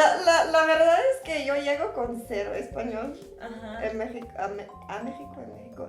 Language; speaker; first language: Spanish; non-native, learner; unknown